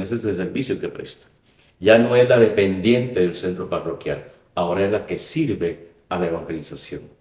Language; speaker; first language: Spanish; native; Spanish